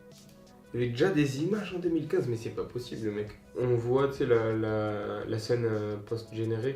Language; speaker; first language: French; native; French